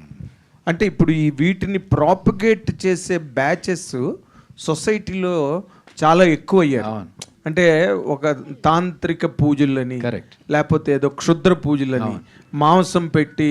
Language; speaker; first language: Telugu; native; Telugu